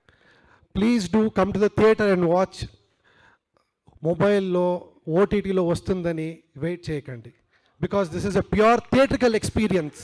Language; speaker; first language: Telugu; non-native, learner; Kannada